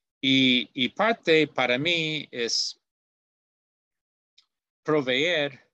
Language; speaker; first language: Spanish; non-native, learner; English